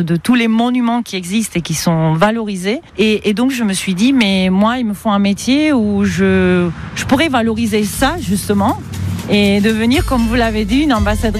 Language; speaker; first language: French; non-native, fluent; Spanish